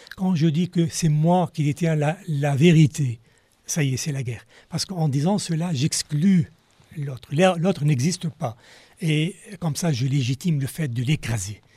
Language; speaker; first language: French; non-native, local second language; Arabic